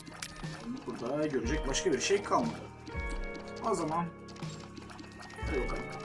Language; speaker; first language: Turkish; native; Turkish